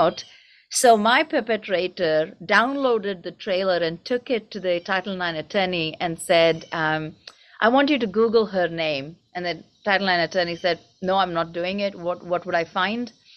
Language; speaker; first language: English; non-native, local second language; Tamil